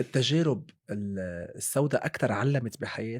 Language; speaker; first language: Arabic; native; Arabic